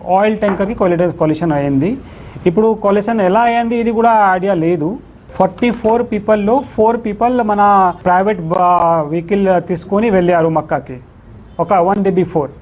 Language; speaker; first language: Telugu; non-native, local second language; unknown